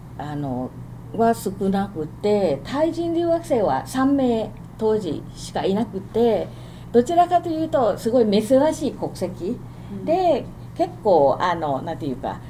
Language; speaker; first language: Japanese; non-native, fluent; Thai